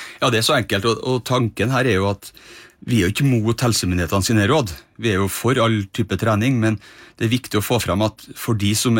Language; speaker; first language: Norwegian; native; Norwegian